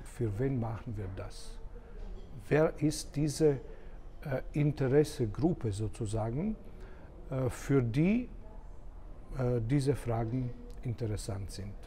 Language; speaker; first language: German; non-native, fluent; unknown